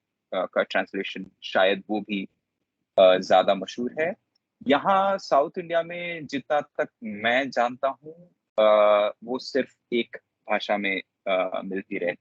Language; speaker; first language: Hindi; non-native, local second language; Telugu